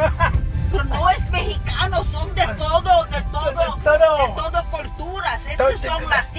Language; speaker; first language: Spanish; early bilingual, heritage; Spanish